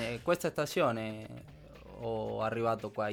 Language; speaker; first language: Italian; non-native, learner; Spanish